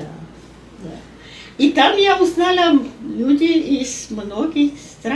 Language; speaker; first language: Russian; non-native, learner; Spanish